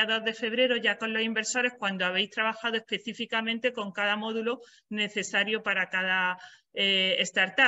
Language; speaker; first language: Spanish; native; Spanish